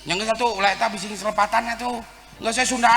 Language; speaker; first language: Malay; non-native, local second language; Sundanese